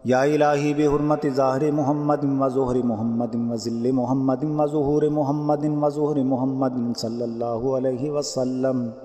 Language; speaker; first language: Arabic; non-native, learner; Urdu